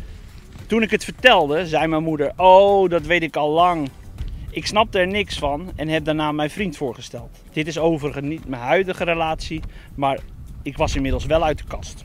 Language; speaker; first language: Dutch; native; Dutch